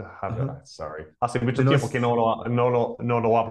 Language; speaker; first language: Spanish; non-native, learner; English